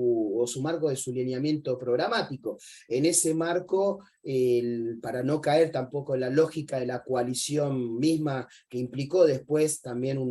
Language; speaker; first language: Spanish; native; Spanish